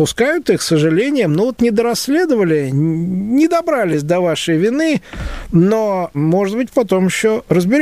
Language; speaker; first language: Russian; native; Russian